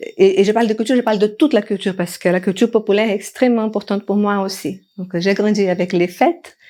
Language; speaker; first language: French; non-native, fluent; Portuguese